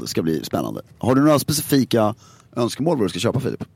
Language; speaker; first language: Swedish; native; Swedish